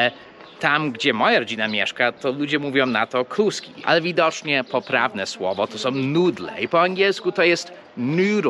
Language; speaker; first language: Polish; early bilingual, heritage; English